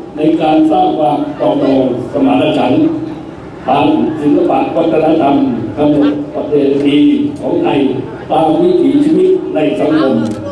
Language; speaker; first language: Thai; native; Thai